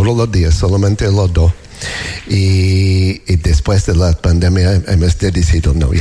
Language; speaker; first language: Spanish; non-native, learner; English